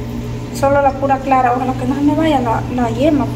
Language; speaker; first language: Spanish; native; Spanish